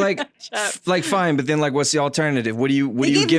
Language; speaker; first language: English; native; English